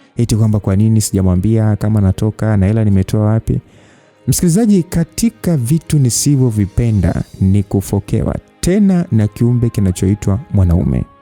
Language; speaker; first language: Swahili; native; Swahili